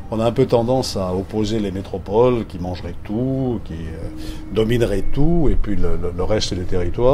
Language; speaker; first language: French; native; French